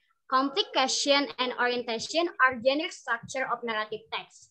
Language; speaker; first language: English; non-native, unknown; Indonesian